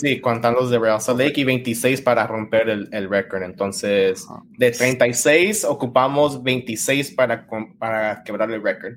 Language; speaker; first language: Spanish; early bilingual, heritage; Spanish